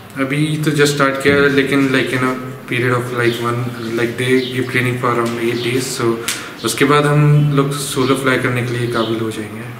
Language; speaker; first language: Hindi; non-native, local second language; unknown